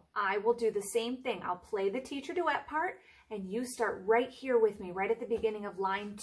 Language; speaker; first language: English; native; English